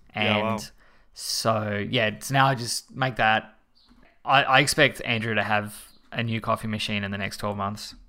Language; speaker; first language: English; native; English